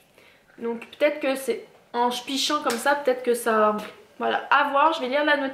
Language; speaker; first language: French; native; French